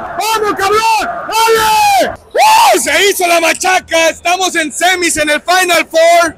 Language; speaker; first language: Spanish; native; Spanish